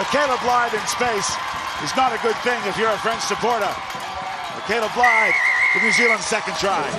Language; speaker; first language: English; native; English